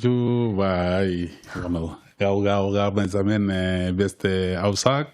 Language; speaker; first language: Basque; non-native, learner; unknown